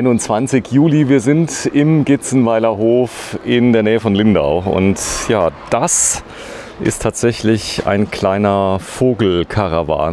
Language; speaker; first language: German; native; German